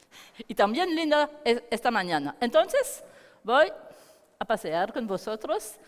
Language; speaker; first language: Spanish; non-native, learner; French